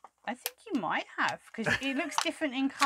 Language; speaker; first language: English; native; English